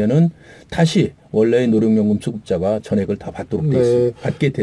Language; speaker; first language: Korean; native; Korean